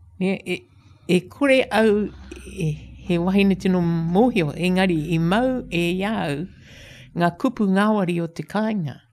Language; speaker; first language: Māori; native; Māori